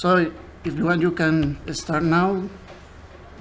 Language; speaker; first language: English; non-native, learner; Spanish